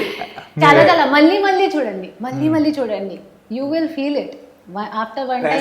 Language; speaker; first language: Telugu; non-native, learner; Hindi